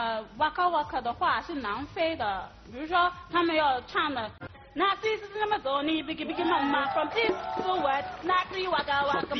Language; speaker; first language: Chinese; non-native, fluent; Akan